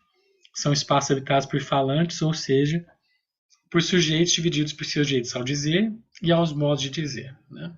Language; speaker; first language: Portuguese; native; Portuguese